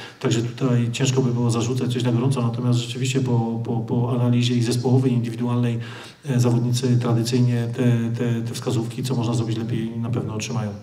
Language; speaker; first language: Polish; native; Polish